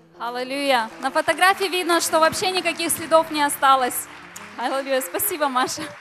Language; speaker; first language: Russian; native; Russian